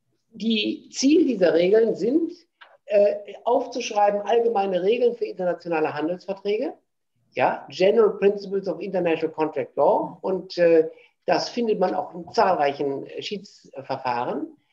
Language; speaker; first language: German; native; German